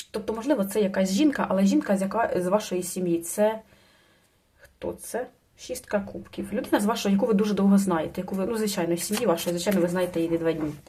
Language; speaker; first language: Ukrainian; non-native, local second language; Russian